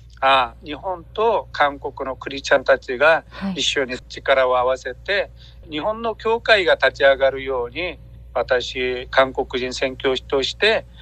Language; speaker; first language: Japanese; non-native, fluent; Korean